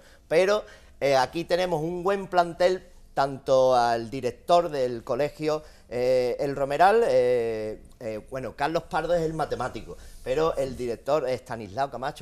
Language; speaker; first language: Spanish; native; Spanish